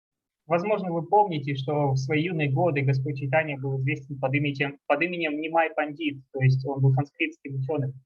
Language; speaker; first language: Russian; native; Russian